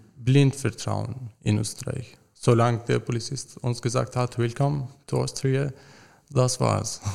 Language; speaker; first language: German; non-native, fluent; Arabic